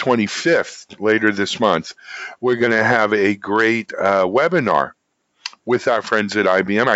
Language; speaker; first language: English; native; English